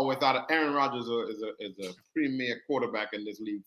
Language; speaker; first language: English; native; English